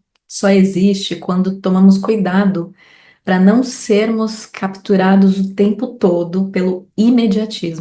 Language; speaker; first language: Portuguese; native; Portuguese